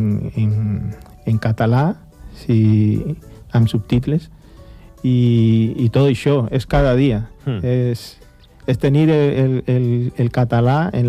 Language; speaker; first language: Catalan; non-native, fluent; Spanish